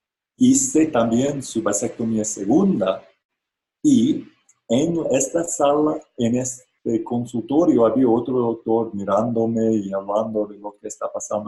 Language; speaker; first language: Spanish; non-native, fluent; English